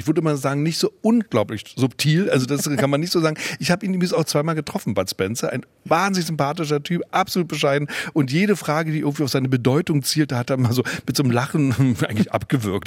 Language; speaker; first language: German; native; German